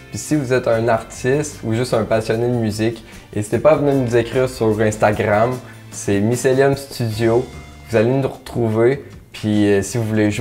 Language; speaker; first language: French; native; French